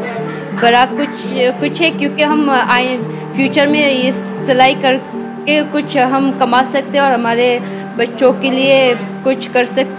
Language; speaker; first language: Hindi; non-native, learner; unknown